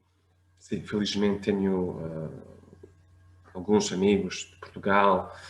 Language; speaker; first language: Portuguese; non-native, fluent; French